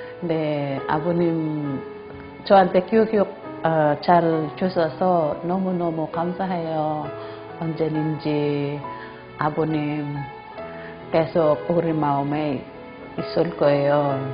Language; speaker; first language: Korean; non-native, learner; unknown